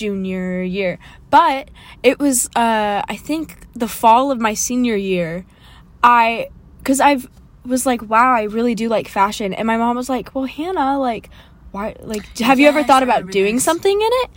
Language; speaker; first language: English; native; English